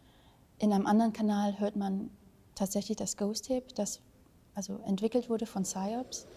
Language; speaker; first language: German; early bilingual, other home language; Vietnamese